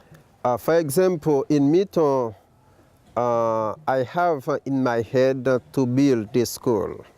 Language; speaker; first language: English; non-native, local second language; Haitian Creole